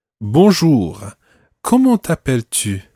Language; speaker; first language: French; non-native, fluent; English